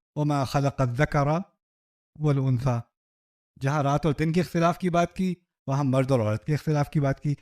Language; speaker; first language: Urdu; early bilingual, heritage; Urdu